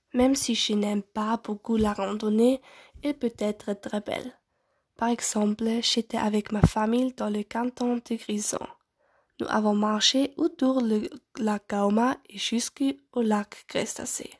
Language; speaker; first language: French; non-native, local second language; German